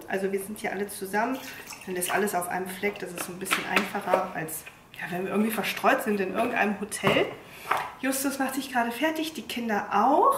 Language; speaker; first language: German; native; German